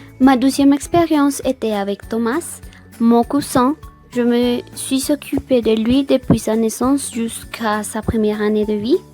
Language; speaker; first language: French; non-native, fluent; Spanish